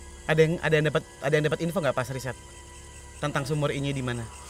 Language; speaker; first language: Indonesian; native; Indonesian